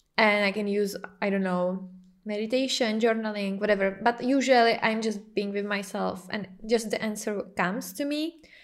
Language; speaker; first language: English; non-native, fluent; Czech